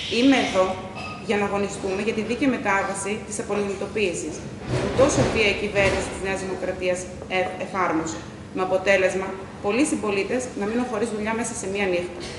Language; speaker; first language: Greek; early bilingual, heritage; Greek